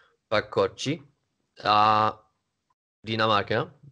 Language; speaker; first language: Portuguese; non-native, learner; Swedish